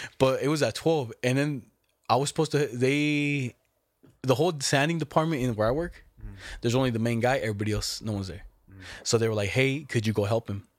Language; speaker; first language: English; native; English